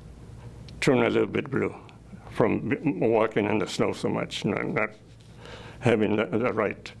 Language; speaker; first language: English; native; English